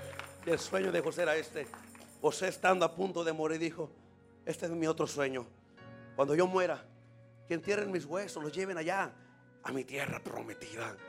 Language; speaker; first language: Spanish; native; Spanish